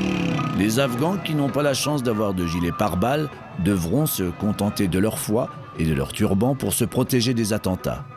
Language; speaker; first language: French; native; French